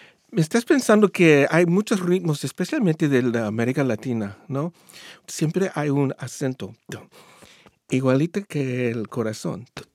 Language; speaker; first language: Spanish; non-native, learner; English